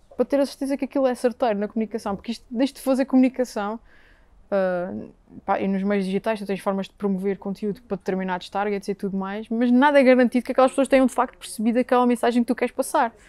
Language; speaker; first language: Portuguese; native; Portuguese